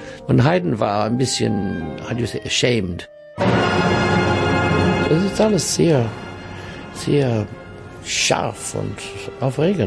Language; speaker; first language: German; non-native, learner; English